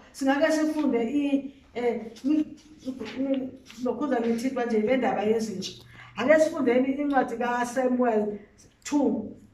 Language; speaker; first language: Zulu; non-native, local second language; Xhosa